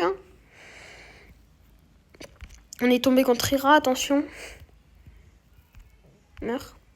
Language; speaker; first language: French; native; French